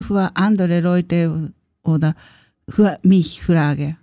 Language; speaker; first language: German; non-native, learner; Japanese